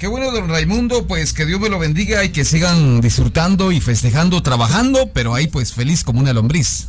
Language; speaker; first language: Spanish; native; Spanish